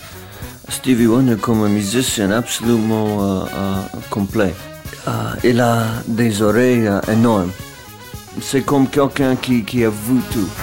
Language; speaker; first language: French; non-native, fluent; English